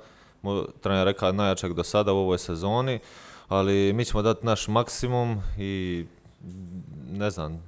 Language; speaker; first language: Croatian; native; Croatian